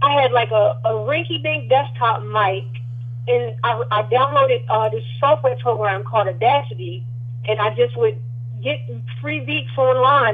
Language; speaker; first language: English; native; English